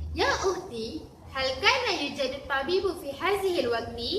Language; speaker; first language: Arabic; non-native, learner; Malay